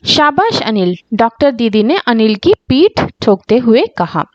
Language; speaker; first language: Hindi; non-native, local second language; Tamil